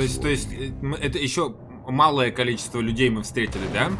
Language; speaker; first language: Russian; native; Russian